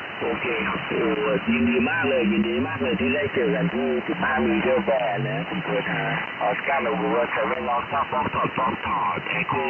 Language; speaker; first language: Thai; native; Thai